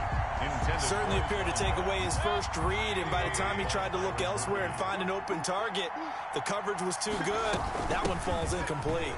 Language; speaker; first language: English; native; English